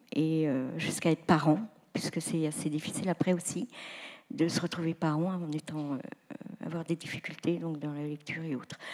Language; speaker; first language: French; native; French